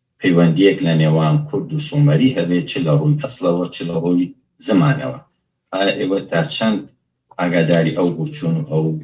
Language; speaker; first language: Central Kurdish; non-native, local second language; Kurdish